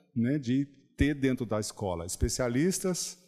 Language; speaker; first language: Portuguese; native; Portuguese